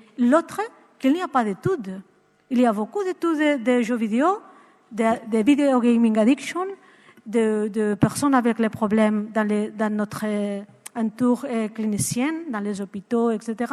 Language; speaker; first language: French; non-native, learner; Spanish